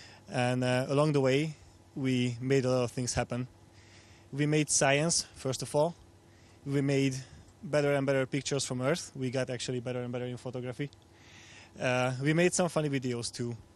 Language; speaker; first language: English; non-native, fluent; Hungarian